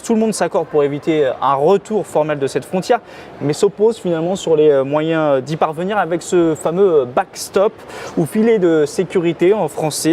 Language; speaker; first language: French; native; French